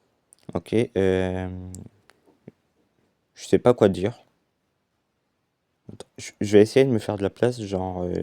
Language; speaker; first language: French; native; French